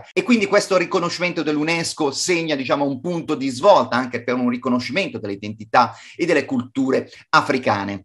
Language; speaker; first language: Italian; native; Italian